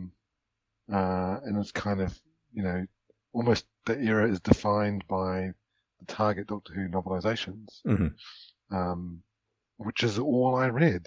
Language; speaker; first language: English; native; English